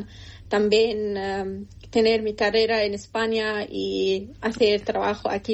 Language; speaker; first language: Spanish; non-native, learner; Persian